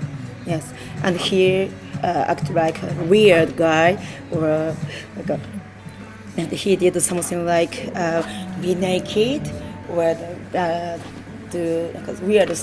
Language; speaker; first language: English; non-native, learner; Japanese